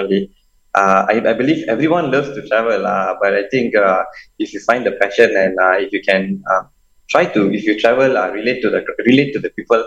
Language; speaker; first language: English; non-native, local second language; Tamil